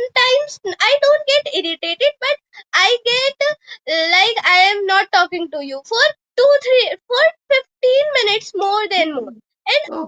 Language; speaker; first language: English; non-native, local second language; Hindi